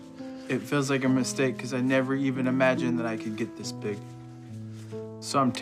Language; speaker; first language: English; native; English